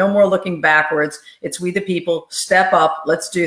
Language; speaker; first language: English; native; English